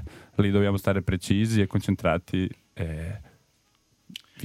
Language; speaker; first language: Italian; non-native, learner; Serbian